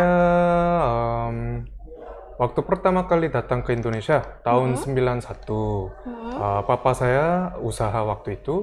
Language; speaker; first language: Indonesian; early bilingual, other home language; Korean